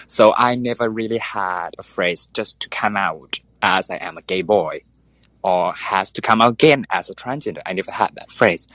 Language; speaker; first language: English; non-native, fluent; Thai